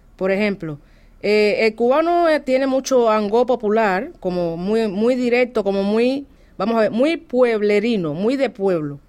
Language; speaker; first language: Spanish; native; Spanish